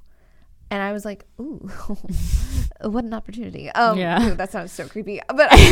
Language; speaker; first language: English; native; English